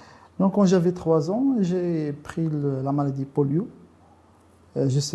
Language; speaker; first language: French; non-native, local second language; Arabic